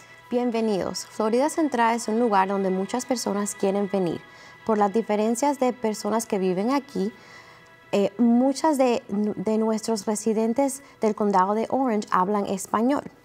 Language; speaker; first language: Spanish; early bilingual, heritage; Spanish